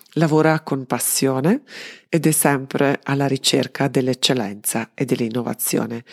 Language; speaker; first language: Italian; non-native, fluent; Serbian